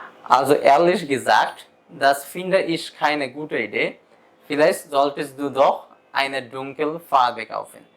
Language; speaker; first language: German; non-native, fluent; Bangla